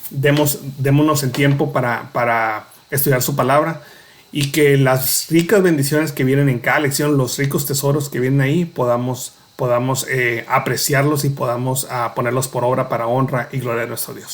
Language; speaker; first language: Spanish; native; Spanish